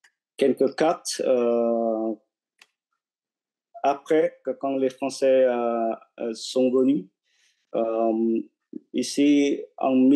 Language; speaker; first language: French; non-native, fluent; Vietnamese